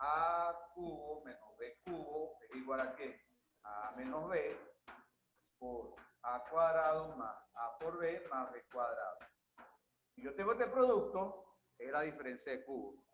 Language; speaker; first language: Spanish; native; Spanish